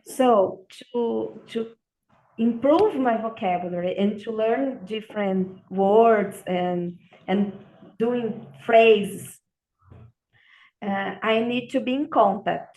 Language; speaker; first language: English; non-native, learner; Portuguese